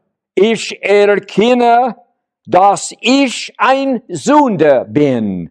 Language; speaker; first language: German; non-native, learner; English